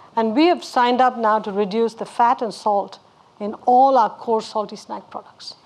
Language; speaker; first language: English; non-native, local second language; Tamil